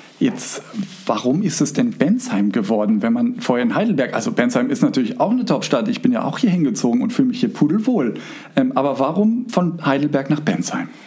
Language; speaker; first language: German; native; German